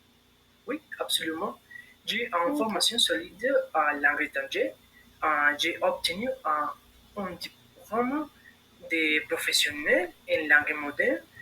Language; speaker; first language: French; non-native, learner; Spanish